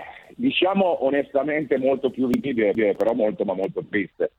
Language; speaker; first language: Italian; native; Italian